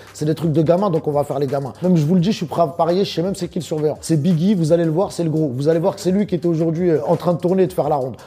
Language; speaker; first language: French; early bilingual, other home language; Arabic